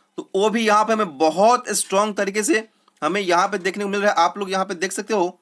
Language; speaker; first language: Hindi; native; Hindi